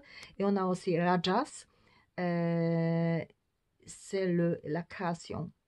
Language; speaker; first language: French; non-native, fluent; Polish